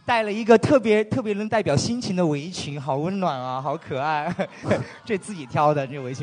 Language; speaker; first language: Chinese; native; Chinese